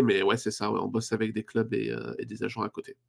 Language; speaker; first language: French; native; French